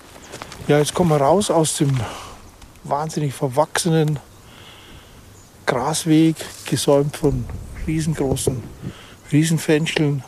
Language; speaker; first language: German; native; German